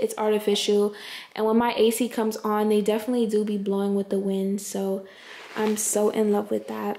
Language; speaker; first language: English; native; English